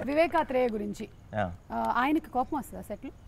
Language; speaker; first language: Telugu; native; Telugu